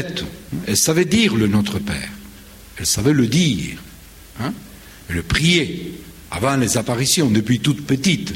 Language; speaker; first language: French; non-native, fluent; Spanish